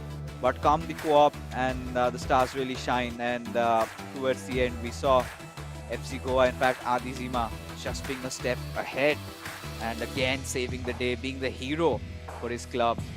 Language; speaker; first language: English; non-native, local second language; Hindi